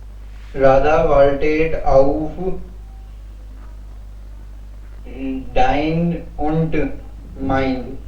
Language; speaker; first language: German; non-native, learner; Hindi